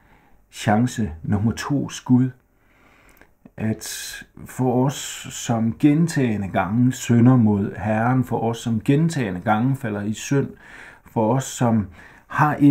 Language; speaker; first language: Danish; native; Danish